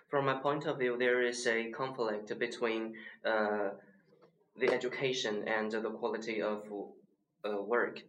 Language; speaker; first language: English; non-native, learner; Chinese